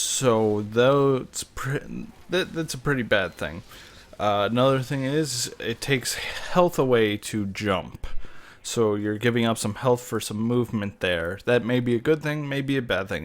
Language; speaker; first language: English; native; English